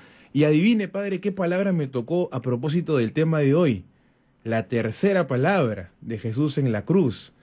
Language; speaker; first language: Spanish; native; Spanish